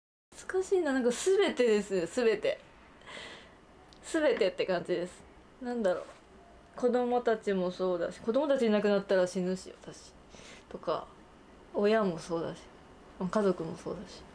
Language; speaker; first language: Japanese; native; Japanese